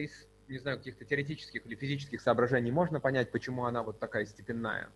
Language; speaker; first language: Russian; native; Russian